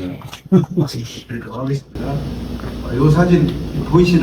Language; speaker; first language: Korean; native; Korean